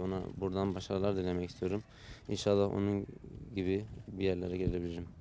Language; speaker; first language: Turkish; early bilingual, heritage; Turkish